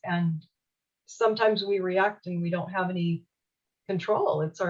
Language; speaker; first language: English; native; English